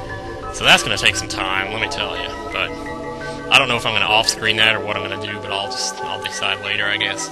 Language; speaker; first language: English; native; English